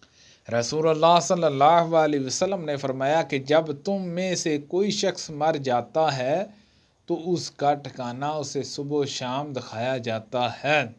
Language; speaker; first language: Urdu; native; Urdu